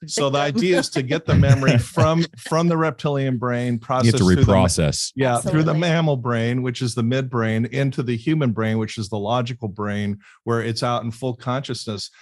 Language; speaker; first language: English; native; English